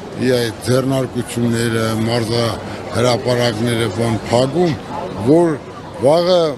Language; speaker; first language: Armenian; native; Armenian